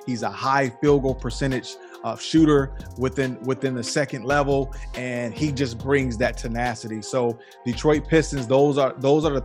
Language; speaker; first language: English; native; English